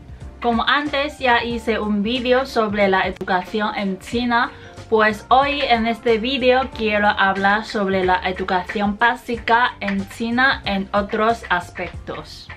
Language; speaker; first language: Spanish; non-native, fluent; Chinese